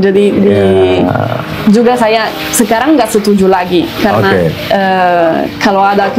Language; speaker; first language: Indonesian; non-native, fluent; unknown